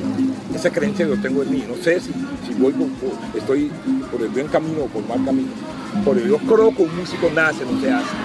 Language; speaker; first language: Spanish; non-native, local second language; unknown